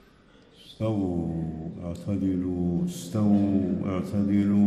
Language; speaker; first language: Arabic; native; Arabic